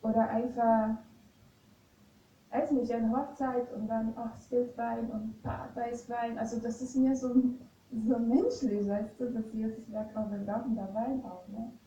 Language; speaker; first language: German; non-native, fluent; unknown